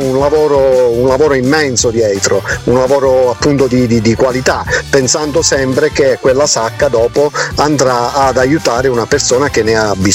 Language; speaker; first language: Italian; native; Italian